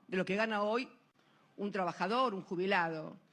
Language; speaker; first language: Spanish; native; Spanish